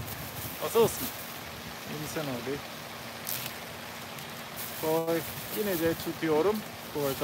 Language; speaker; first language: Turkish; non-native, learner; English